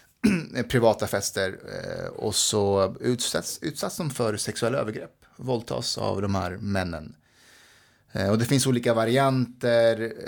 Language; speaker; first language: Swedish; early bilingual, other home language; Persian